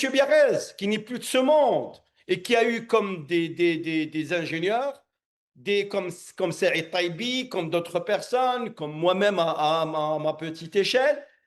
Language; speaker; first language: French; non-native, local second language; Arabic